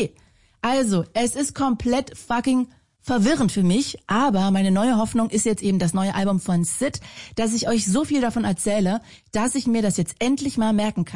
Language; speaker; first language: German; native; German